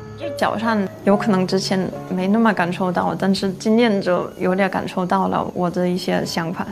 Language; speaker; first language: Chinese; non-native, fluent; German